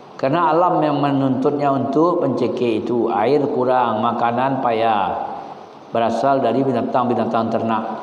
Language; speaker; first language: Malay; non-native, local second language; Minangkabau